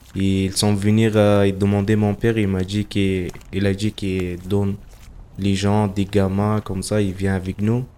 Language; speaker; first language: French; non-native, learner; Persian